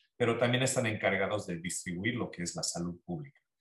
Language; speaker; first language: Spanish; early bilingual, heritage; Spanish